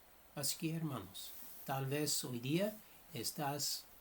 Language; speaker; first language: Spanish; non-native, fluent; English